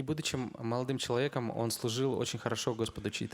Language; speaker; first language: Russian; native; Russian